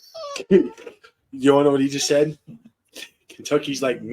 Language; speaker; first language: English; native; English